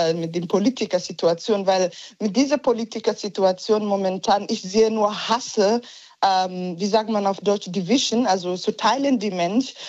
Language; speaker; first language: German; non-native, learner; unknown